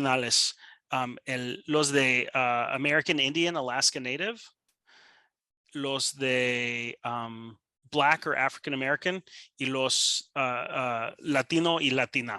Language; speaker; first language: Spanish; non-native, learner; English